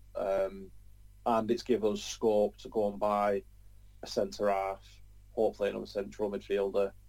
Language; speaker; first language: English; native; English